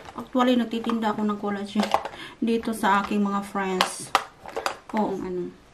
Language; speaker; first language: Filipino; non-native, local second language; Cebuano